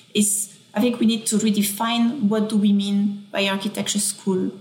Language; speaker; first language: English; non-native, fluent; French